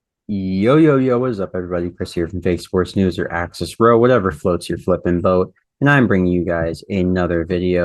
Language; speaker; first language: English; native; English